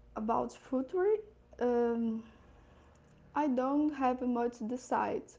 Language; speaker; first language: English; non-native, learner; Portuguese